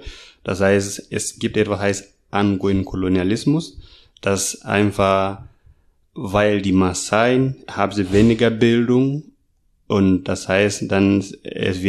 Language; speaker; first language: German; non-native, learner; Masai